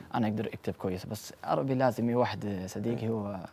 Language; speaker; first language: Arabic; non-native, local second language; Urdu